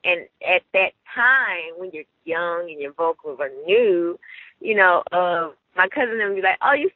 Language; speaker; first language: English; native; English